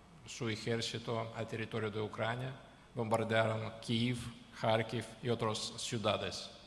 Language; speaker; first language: Spanish; non-native, learner; Ukrainian